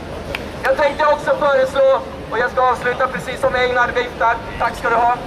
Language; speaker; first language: Swedish; native; Swedish